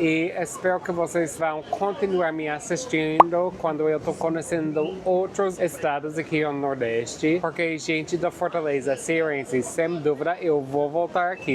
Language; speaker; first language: Portuguese; non-native, fluent; English